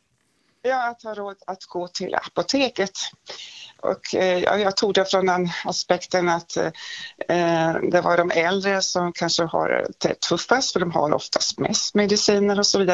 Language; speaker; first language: Swedish; native; Swedish